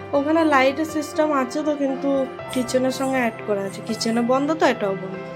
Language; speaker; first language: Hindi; non-native, local second language; Bangla